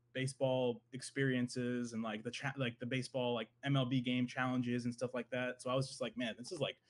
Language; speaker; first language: English; native; English